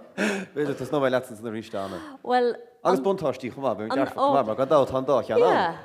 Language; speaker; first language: Irish; native; Irish